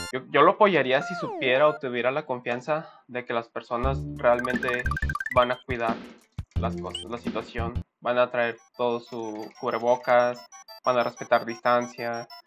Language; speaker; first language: Spanish; native; Spanish